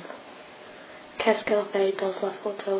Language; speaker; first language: French; non-native, learner; English